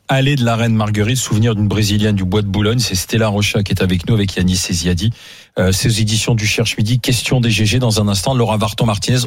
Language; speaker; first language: French; native; French